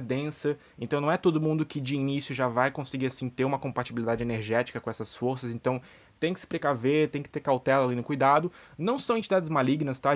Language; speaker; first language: Portuguese; native; Portuguese